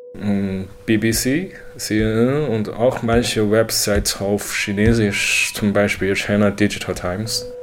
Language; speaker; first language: German; non-native, learner; Chinese